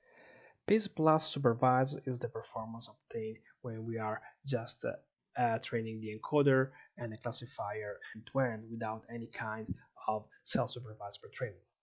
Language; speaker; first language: English; non-native, fluent; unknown